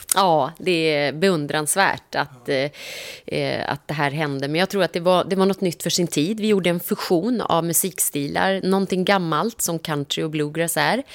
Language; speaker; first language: Swedish; native; Swedish